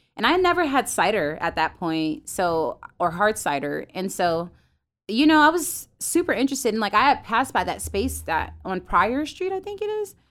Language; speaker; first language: English; native; English